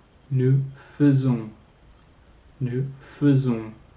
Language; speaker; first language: French; non-native, fluent; English